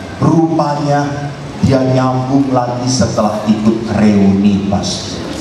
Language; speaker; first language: Indonesian; non-native, local second language; Javanese